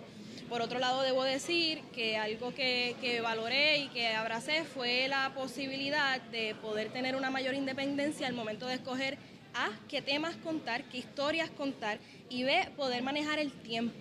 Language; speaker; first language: Spanish; native; Spanish